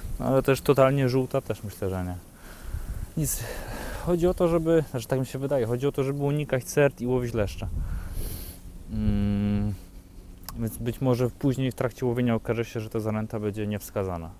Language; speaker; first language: Polish; native; Polish